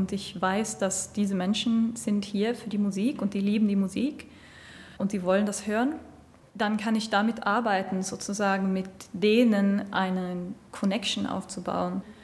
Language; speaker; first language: German; non-native, fluent; Swedish